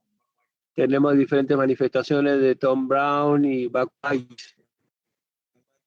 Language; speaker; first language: Spanish; native; Spanish